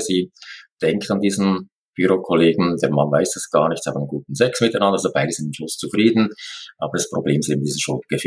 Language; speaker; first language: German; native; German